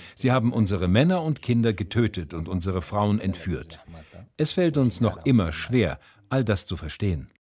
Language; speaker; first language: German; non-native, fluent; Kurdish